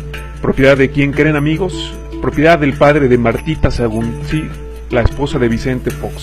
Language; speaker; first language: Spanish; native; Spanish